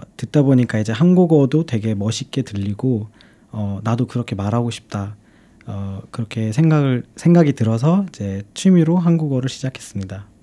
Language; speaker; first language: Korean; non-native, fluent; Tamil